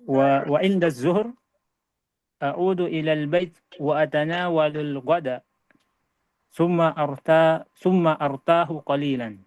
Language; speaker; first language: Arabic; non-native, learner; Indonesian